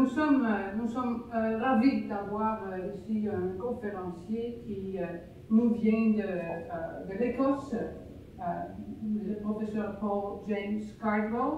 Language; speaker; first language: French; non-native, fluent; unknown